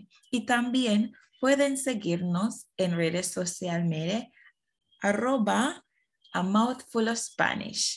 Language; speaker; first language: Spanish; non-native, fluent; English